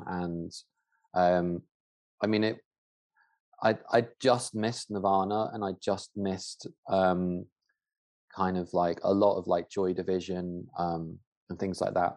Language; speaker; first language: English; native; English